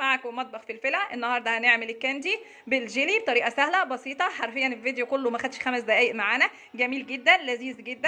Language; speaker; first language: Arabic; native; Arabic